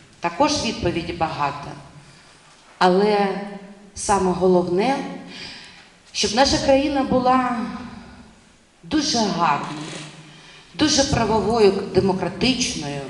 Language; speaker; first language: Ukrainian; non-native, local second language; Russian